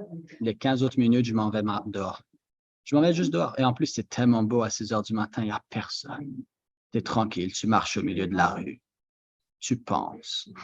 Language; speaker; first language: French; native; French